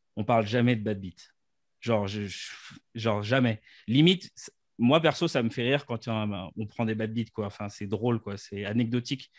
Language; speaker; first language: French; native; French